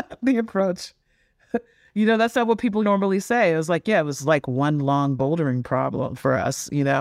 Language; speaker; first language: English; native; English